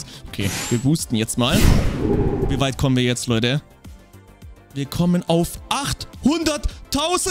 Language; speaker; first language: German; native; German